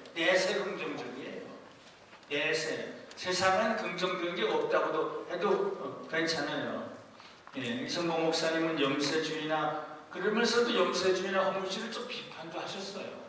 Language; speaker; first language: Korean; native; Korean